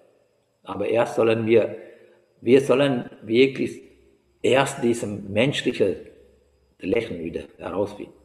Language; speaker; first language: German; non-native, learner; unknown